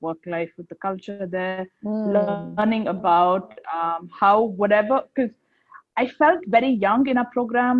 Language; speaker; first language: English; non-native, local second language; Tamil